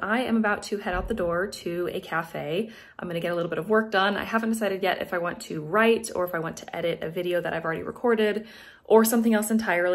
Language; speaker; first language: English; native; English